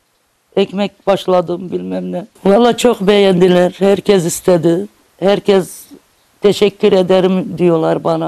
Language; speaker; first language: Turkish; non-native, local second language; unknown